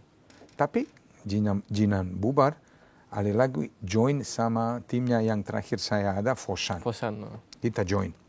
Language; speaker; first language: Indonesian; non-native, fluent; Serbian